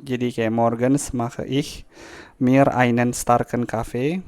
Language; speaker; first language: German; non-native, fluent; Indonesian